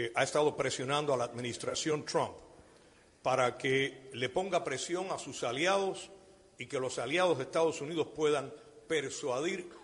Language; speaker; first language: Spanish; early bilingual, heritage; Spanish